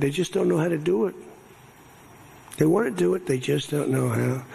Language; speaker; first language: English; native; English